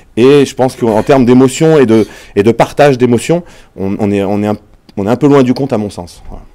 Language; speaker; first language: French; native; French